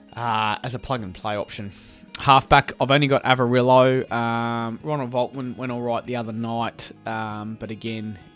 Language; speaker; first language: English; native; English